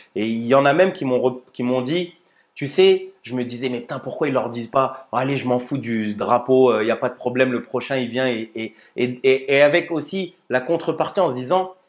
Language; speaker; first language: French; native; French